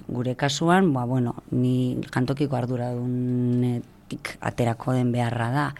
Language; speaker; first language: Basque; native; Basque